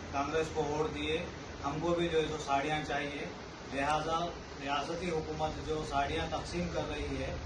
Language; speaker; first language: Urdu; native; Urdu